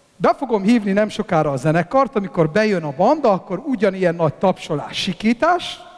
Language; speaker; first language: Hungarian; native; Hungarian